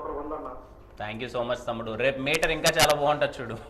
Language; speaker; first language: Telugu; native; Telugu